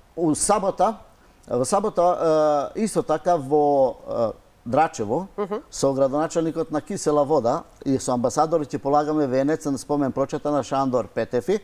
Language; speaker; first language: Macedonian; non-native, fluent; Hungarian